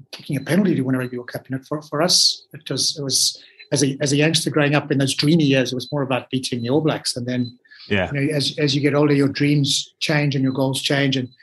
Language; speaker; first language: English; native; English